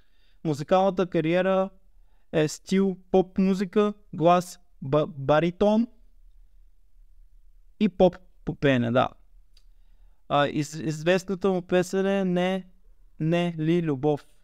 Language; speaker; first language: Bulgarian; native; Bulgarian